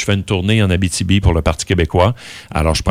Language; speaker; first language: French; native; French